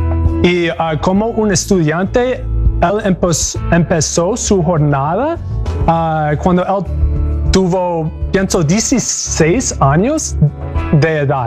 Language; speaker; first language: Spanish; non-native, learner; English